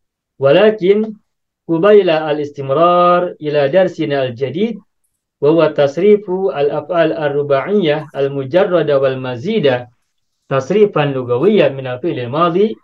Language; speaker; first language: Arabic; non-native, fluent; Indonesian